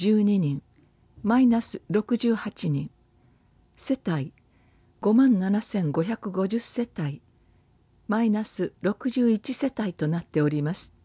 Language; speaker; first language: Japanese; native; Japanese